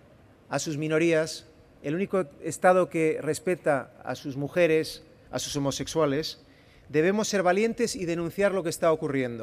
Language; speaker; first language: Spanish; native; Spanish